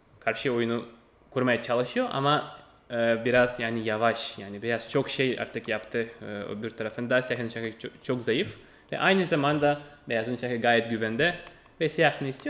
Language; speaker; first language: Turkish; non-native, fluent; Russian